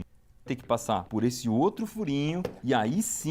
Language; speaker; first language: Portuguese; native; Portuguese